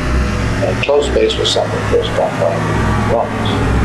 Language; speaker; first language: English; native; English